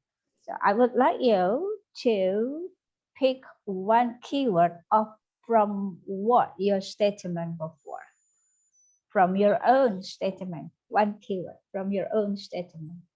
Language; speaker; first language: English; non-native, fluent; Indonesian